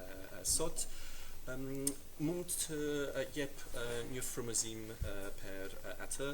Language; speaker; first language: Albanian; non-native, fluent; English